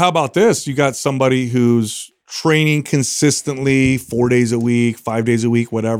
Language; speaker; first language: English; native; English